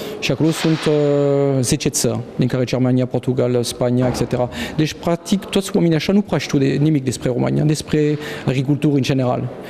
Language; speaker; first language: Romanian; non-native, fluent; French